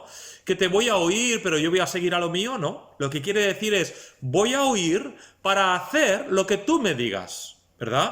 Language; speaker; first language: Spanish; native; Spanish